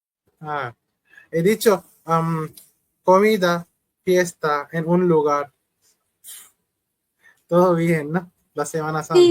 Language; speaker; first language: Spanish; non-native, learner; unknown